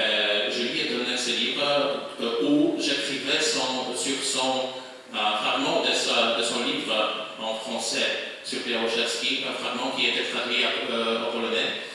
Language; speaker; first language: French; non-native, fluent; Polish